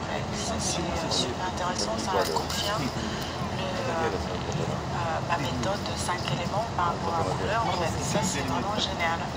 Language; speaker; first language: French; non-native, fluent; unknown